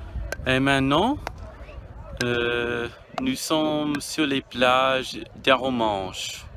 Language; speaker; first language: French; non-native, learner; English